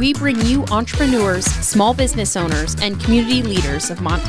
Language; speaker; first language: English; native; English